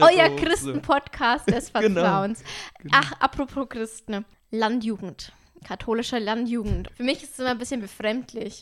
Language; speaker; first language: German; native; German